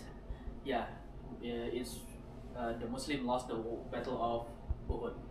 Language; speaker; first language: English; non-native, learner; Indonesian